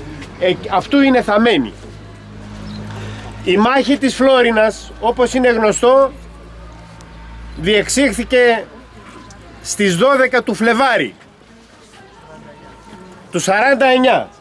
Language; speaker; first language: Greek; native; Greek